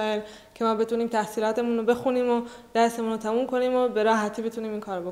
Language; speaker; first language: Persian; early bilingual, heritage; Persian